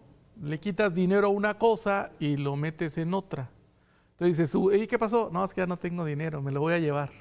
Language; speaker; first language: Spanish; native; Spanish